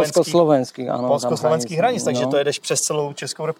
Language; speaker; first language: Czech; native; Czech